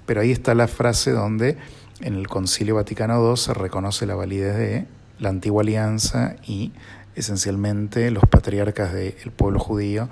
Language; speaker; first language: Spanish; native; Spanish